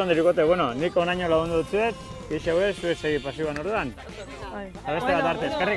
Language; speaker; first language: Basque; native; Basque